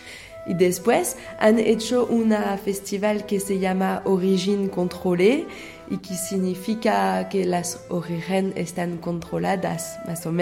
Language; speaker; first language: Spanish; non-native, learner; French